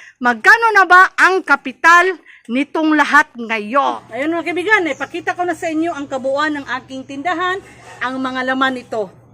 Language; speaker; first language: Filipino; non-native, local second language; Cebuano